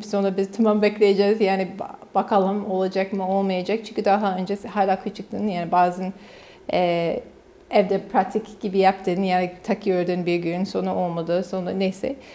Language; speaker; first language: Turkish; non-native, learner; English